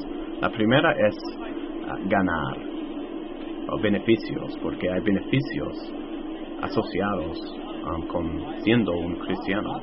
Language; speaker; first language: Spanish; non-native, fluent; English